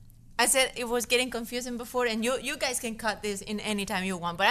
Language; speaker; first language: English; non-native, fluent; Spanish